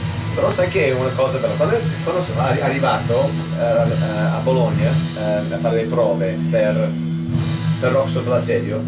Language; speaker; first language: Italian; non-native, learner; English